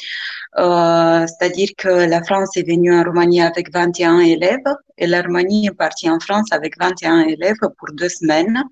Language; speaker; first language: French; non-native, fluent; Romanian